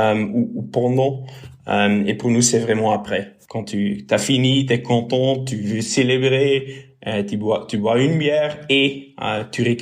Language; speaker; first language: French; non-native, local second language; Dutch